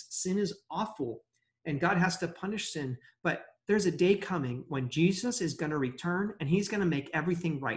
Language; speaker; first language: English; native; English